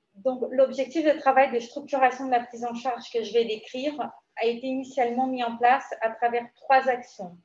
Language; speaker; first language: French; native; French